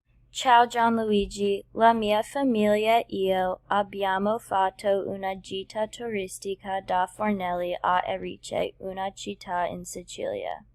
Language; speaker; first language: Italian; non-native, learner; English